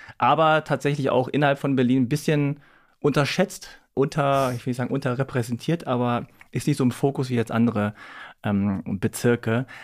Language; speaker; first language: German; native; German